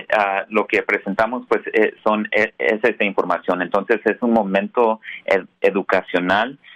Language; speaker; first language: Spanish; early bilingual, heritage; Spanish